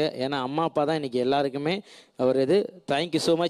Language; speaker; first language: Tamil; native; Tamil